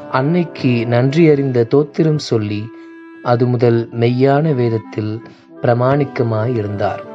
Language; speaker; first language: Tamil; native; Tamil